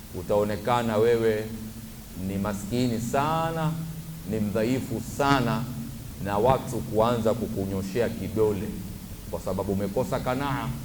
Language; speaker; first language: Swahili; native; Swahili